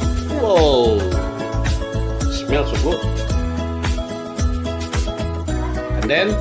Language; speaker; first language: English; non-native, learner; Indonesian